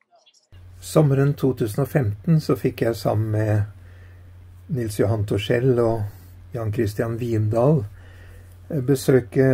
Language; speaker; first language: Norwegian; native; Norwegian